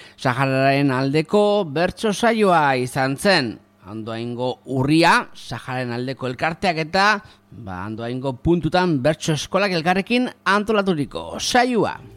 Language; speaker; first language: Basque; native; Basque